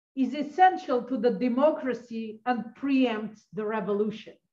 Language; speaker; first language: English; early bilingual, other home language; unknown